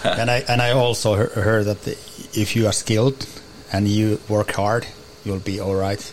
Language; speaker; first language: English; non-native, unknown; Finnish